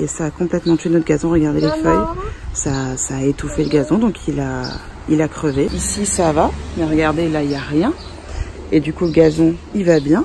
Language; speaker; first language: French; native; French